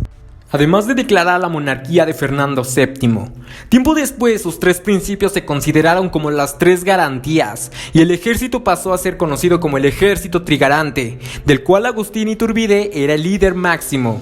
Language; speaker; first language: Spanish; native; Spanish